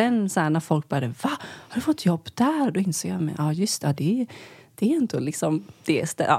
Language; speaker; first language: Swedish; native; Swedish